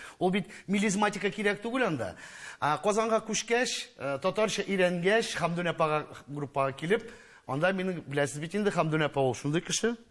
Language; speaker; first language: Tatar; non-native, local second language; Russian